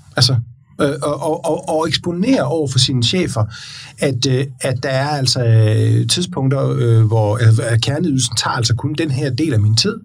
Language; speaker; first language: Danish; native; Danish